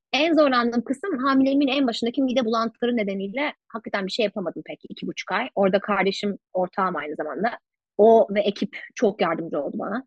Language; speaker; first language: Turkish; native; Turkish